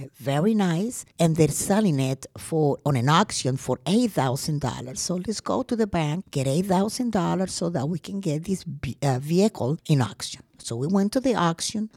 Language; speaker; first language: English; non-native, fluent; Spanish